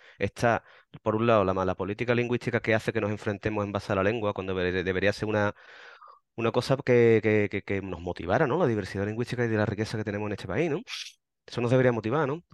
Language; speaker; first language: Spanish; native; Spanish